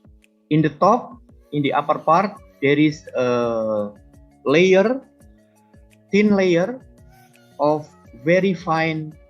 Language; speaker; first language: English; non-native, fluent; Indonesian